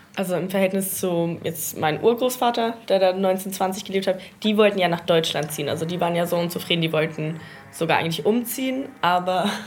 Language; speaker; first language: German; early bilingual, heritage; Danish